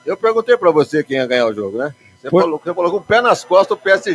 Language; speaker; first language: Portuguese; native; Portuguese